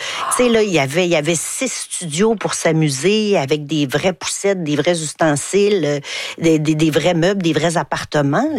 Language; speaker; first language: French; native; French